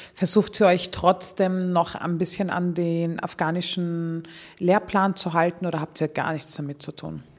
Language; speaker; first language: German; early bilingual, other home language; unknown